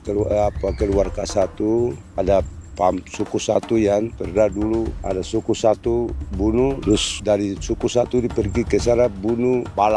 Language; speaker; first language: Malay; non-native, local second language; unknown